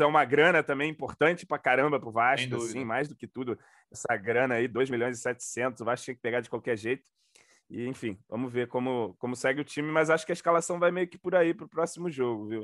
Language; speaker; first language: Portuguese; native; Portuguese